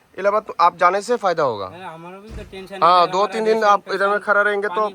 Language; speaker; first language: Hindi; non-native, local second language; Bangla